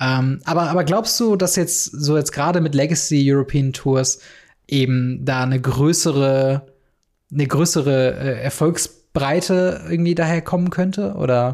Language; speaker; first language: German; native; German